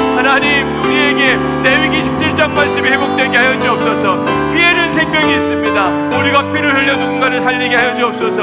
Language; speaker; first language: Korean; native; Korean